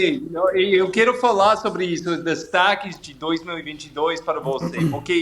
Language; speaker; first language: Portuguese; non-native, fluent; English